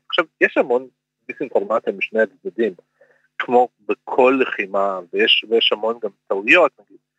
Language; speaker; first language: Hebrew; early bilingual, other home language; Russian